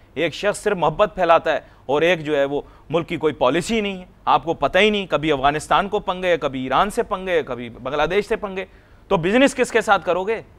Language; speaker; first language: Urdu; native; Urdu